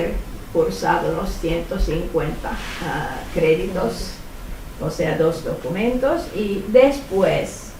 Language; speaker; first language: Spanish; non-native, fluent; Finnish